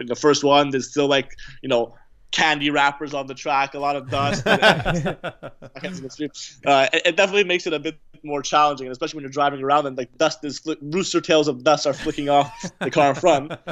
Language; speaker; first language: English; native; English